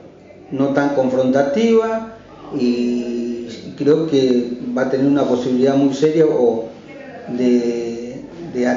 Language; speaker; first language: Spanish; native; Spanish